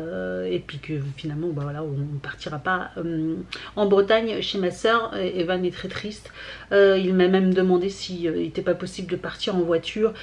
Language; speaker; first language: French; native; French